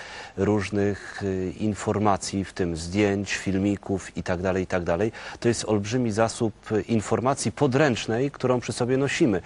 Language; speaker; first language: Polish; native; Polish